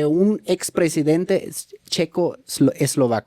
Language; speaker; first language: Spanish; native; Spanish